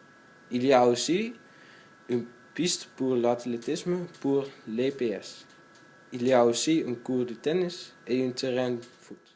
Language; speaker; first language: French; non-native, learner; Dutch